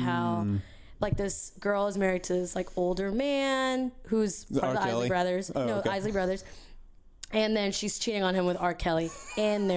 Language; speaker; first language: English; early bilingual, other home language; Spanish